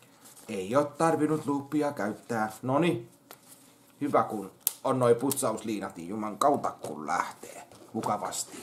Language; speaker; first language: Finnish; native; Finnish